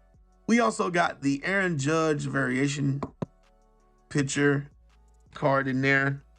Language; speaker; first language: English; native; English